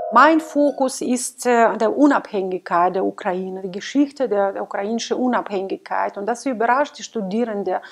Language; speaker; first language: German; non-native, fluent; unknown